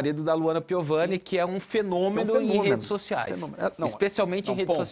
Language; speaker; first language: Portuguese; native; Portuguese